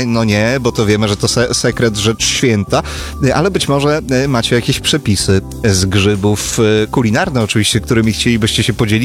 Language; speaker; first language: Polish; native; Polish